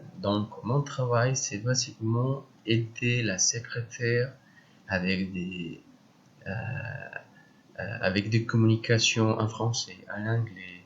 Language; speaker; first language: French; non-native, learner; Spanish